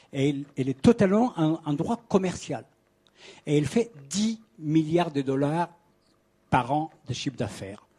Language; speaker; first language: French; non-native, fluent; Spanish